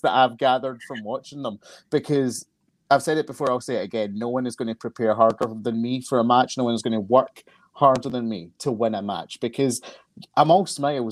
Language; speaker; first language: English; native; English